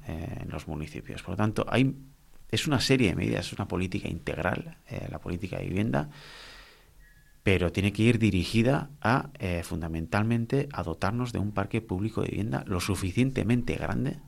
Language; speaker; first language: Spanish; non-native, local second language; Basque